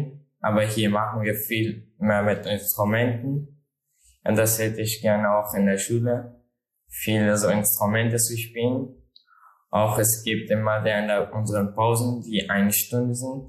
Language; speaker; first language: German; non-native, learner; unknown